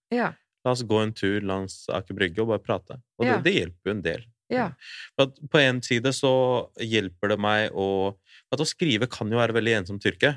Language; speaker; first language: Norwegian; early bilingual, other home language; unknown